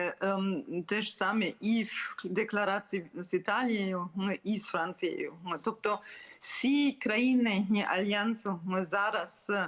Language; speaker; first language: Ukrainian; non-native, fluent; German